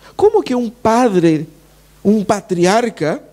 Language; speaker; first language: Spanish; non-native, fluent; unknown